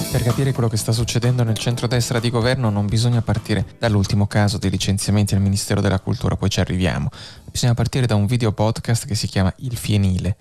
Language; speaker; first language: Italian; native; Italian